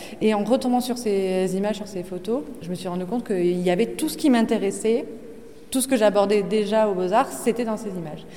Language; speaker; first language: French; native; French